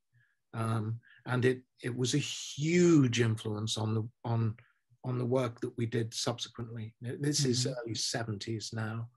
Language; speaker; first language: English; native; English